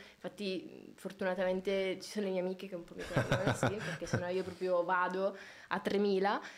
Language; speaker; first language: Italian; native; Italian